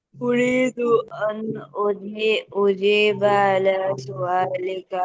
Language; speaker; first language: Arabic; non-native, learner; Bangla